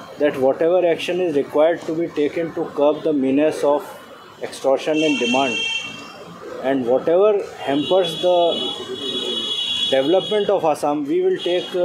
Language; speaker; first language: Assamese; non-native, fluent; Hindi